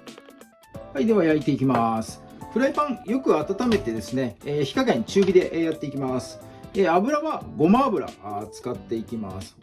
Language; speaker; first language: Japanese; native; Japanese